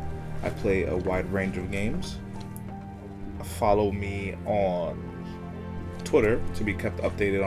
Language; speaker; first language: English; native; English